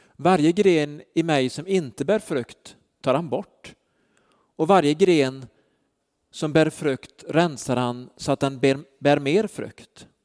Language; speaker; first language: Swedish; native; Swedish